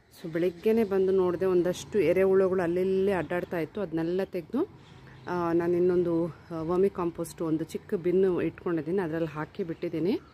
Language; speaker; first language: Kannada; non-native, local second language; Telugu